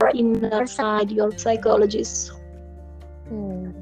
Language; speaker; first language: English; non-native, fluent; Italian